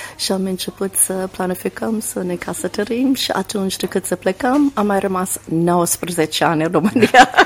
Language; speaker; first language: Romanian; non-native, fluent; English